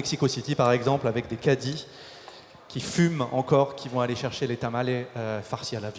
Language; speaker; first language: French; native; French